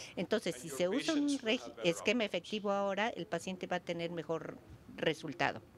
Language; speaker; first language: Spanish; non-native, fluent; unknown